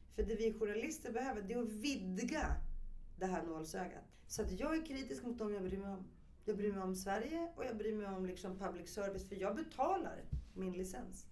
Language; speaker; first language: Swedish; early bilingual, other home language; Greek